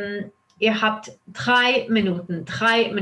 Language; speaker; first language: German; non-native, fluent; English